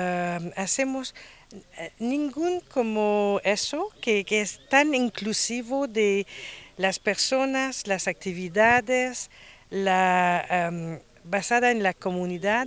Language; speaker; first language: Spanish; non-native, fluent; French